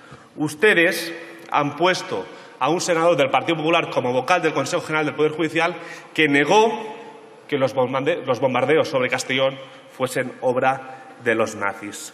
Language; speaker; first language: Spanish; non-native, local second language; Catalan